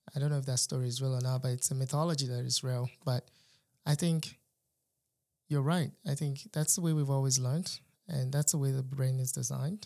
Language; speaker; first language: English; non-native, local second language; Yoruba